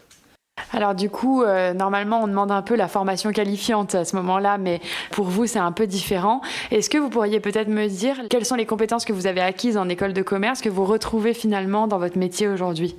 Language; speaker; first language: French; native; French